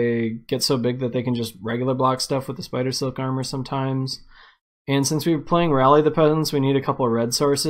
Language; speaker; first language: English; native; English